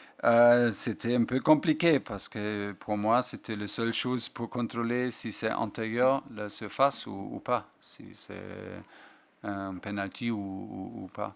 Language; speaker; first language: French; non-native, fluent; German